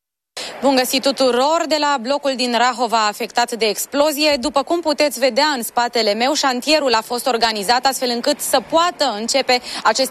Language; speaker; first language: Romanian; native; Romanian